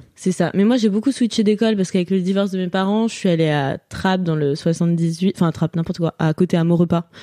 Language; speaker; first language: French; native; French